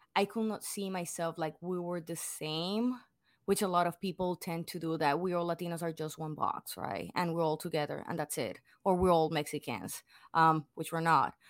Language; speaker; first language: English; non-native, fluent; Spanish